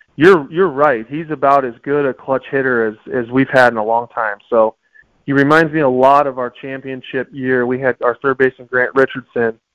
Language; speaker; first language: English; native; English